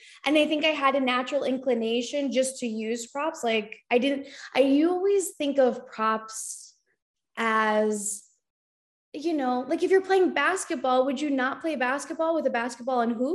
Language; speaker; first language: English; native; English